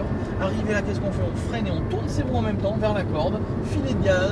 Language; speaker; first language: French; native; French